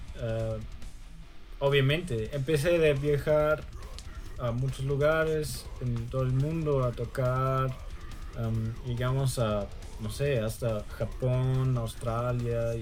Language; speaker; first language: Spanish; early bilingual, heritage; German